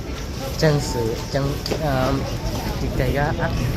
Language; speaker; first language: Japanese; non-native, learner; Vietnamese